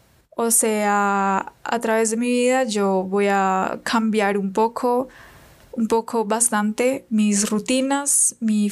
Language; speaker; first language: Spanish; native; Spanish